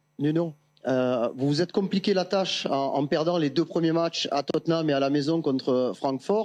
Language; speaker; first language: French; native; French